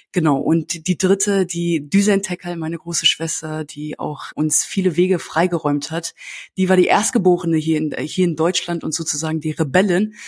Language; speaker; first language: German; native; German